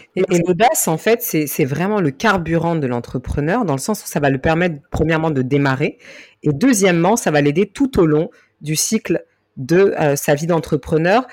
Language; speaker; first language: French; native; French